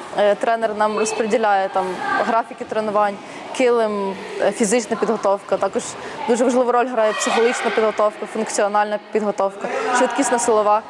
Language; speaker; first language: Ukrainian; native; Ukrainian